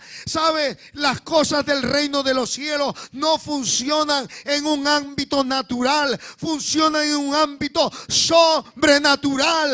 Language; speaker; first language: Spanish; native; Spanish